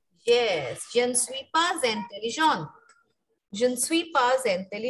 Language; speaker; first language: French; non-native, fluent; Hindi